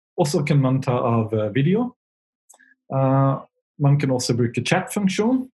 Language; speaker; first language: Norwegian; non-native, fluent; English